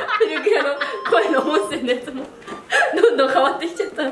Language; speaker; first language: Japanese; native; Japanese